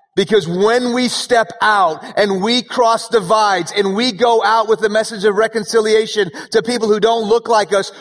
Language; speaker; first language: English; early bilingual, other home language; Persian